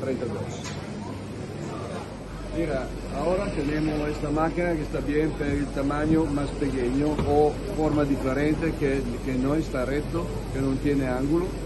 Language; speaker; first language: Spanish; non-native, learner; Italian